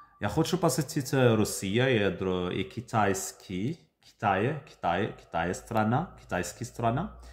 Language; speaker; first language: Russian; non-native, learner; Arabic